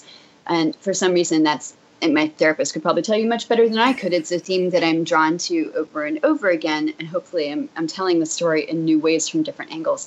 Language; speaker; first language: English; native; English